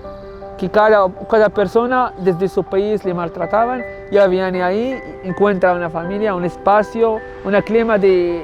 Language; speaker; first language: Spanish; non-native, learner; Arabic